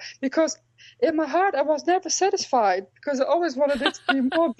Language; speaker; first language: English; non-native, fluent; Dutch